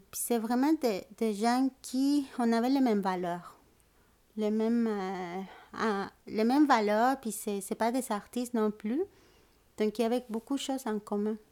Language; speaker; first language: French; non-native, fluent; Spanish